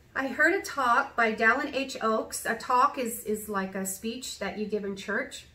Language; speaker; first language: English; native; English